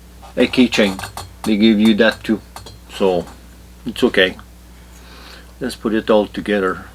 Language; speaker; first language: English; non-native, fluent; French